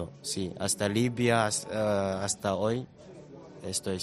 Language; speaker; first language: Spanish; non-native, learner; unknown